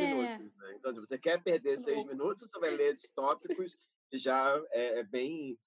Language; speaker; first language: Portuguese; native; Portuguese